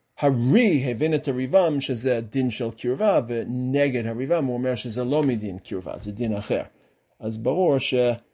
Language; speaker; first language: Hebrew; non-native, fluent; English